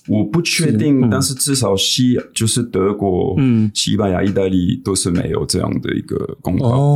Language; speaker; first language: Chinese; non-native, fluent; French